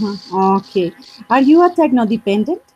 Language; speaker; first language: English; non-native, fluent; Spanish